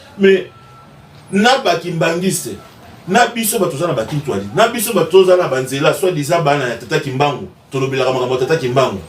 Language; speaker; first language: Lingala; non-native, local second language; Kongo